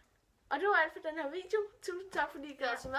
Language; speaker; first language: Danish; native; Danish